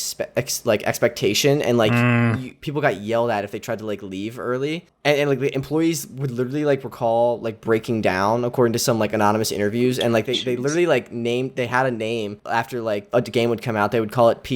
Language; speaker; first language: English; native; English